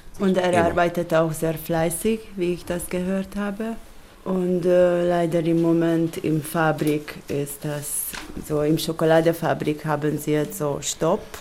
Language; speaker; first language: German; non-native, learner; Hungarian